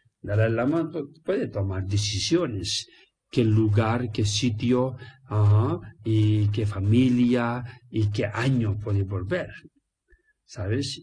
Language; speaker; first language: Spanish; non-native, learner; Tibetan